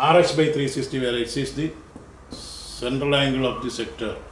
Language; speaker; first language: English; non-native, local second language; Malayalam